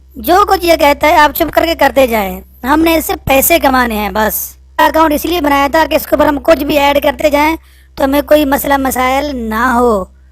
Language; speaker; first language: Urdu; non-native, local second language; Punjabi